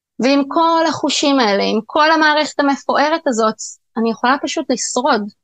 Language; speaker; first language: Hebrew; native; Hebrew